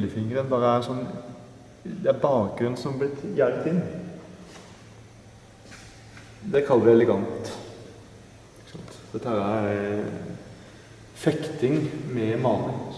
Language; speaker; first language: Norwegian; native; Norwegian